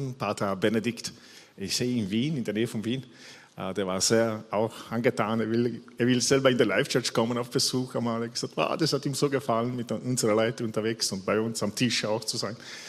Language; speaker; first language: German; non-native, fluent; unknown